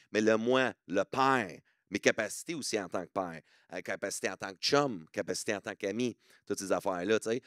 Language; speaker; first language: French; non-native, local second language; English